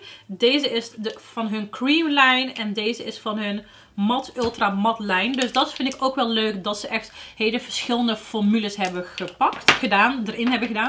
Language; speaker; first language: Dutch; native; Dutch